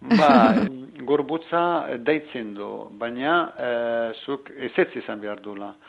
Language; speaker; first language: Basque; non-native, learner; Arabic